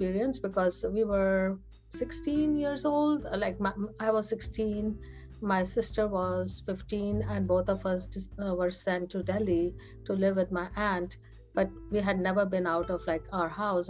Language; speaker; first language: English; non-native, local second language; Hindi